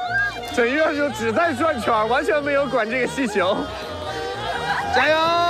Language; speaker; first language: Chinese; native; Chinese